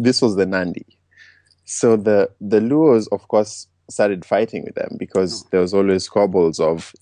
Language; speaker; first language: English; non-native, local second language; Luo (Kenya and Tanzania)